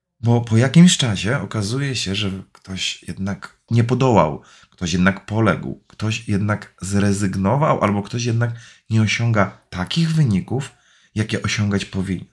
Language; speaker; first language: Polish; native; Polish